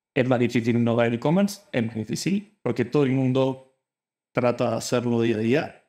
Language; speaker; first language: Spanish; native; Spanish